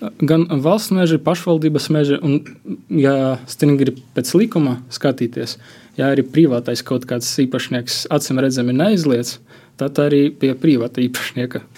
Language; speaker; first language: Latvian; non-native, local second language; Russian